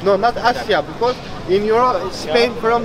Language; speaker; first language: English; non-native, learner; Turkish